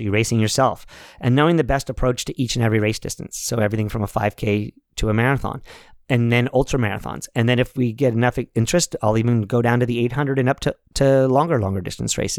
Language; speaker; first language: English; native; English